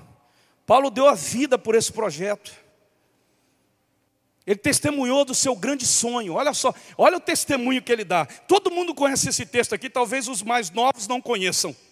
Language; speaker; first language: Portuguese; native; Portuguese